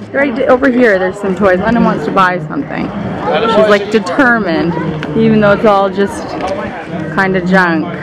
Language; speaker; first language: English; early bilingual, heritage; English